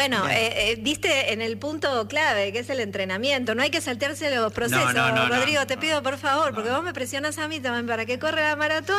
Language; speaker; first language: Spanish; native; Spanish